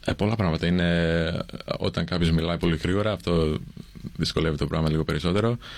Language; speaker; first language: Greek; early bilingual, heritage; English